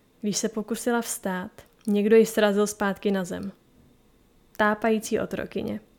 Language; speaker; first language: Czech; native; Czech